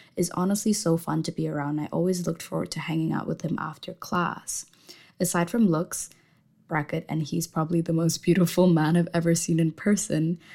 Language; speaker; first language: English; non-native, fluent; Indonesian